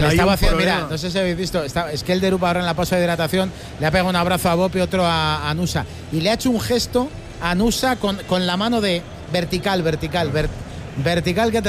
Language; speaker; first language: Spanish; native; Spanish